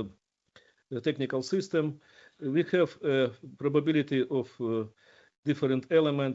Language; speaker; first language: English; non-native, learner; Ukrainian